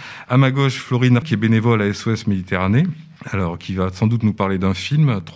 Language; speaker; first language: French; native; French